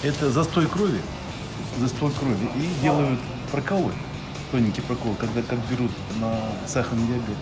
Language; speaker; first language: Russian; native; Russian